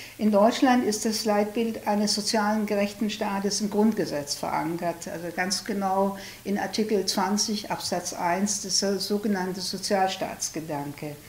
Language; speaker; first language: German; native; German